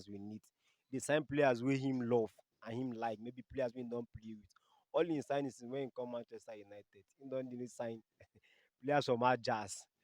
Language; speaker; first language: Nigerian Pidgin; native; Nigerian Pidgin